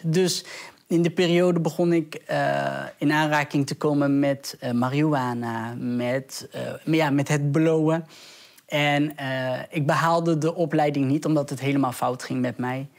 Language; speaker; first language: Dutch; early bilingual, other home language; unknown